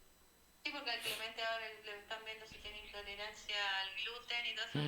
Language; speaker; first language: Spanish; native; Spanish